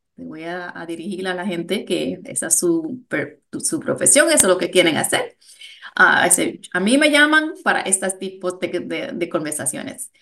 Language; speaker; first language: Spanish; early bilingual, heritage; Spanish